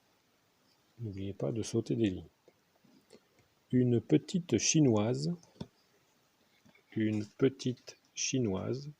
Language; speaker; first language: French; native; French